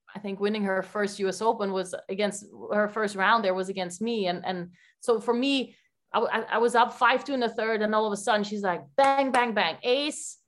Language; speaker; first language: English; non-native, fluent; Dutch